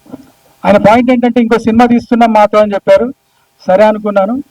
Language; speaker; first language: Telugu; native; Telugu